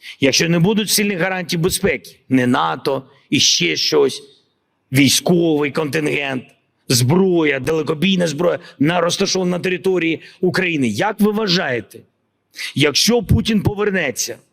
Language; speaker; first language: Ukrainian; non-native, local second language; Russian